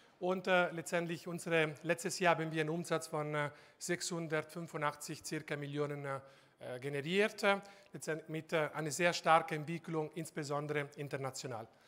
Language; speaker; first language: German; non-native, fluent; Italian